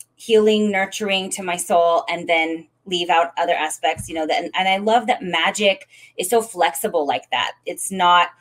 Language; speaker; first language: English; native; English